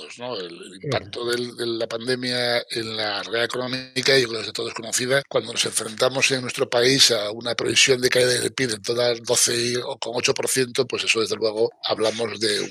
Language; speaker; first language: Spanish; native; Spanish